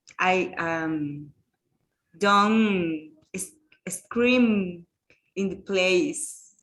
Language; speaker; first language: English; non-native, learner; Spanish